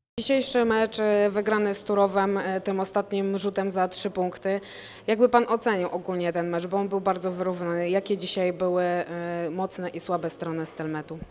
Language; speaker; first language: Polish; native; Polish